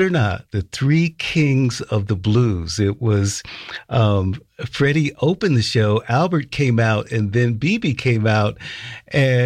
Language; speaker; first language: English; native; English